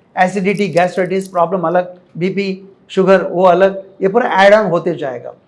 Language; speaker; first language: Hindi; non-native, local second language; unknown